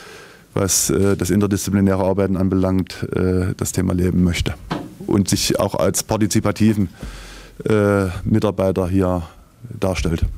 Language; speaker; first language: German; native; German